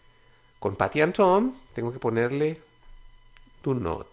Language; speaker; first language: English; non-native, fluent; Spanish